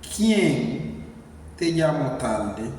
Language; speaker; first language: Spanish; non-native, learner; Haitian Creole